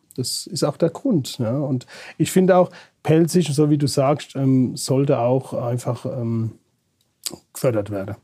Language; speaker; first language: German; native; German